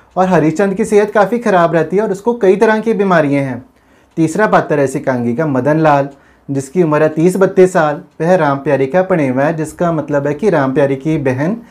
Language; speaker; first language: Hindi; non-native, local second language; Punjabi